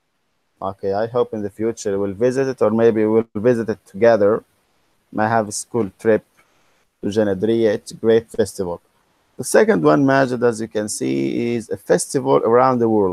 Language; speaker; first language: English; non-native, fluent; Arabic